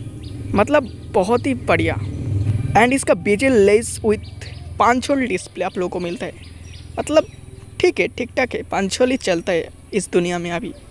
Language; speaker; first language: Hindi; non-native, local second language; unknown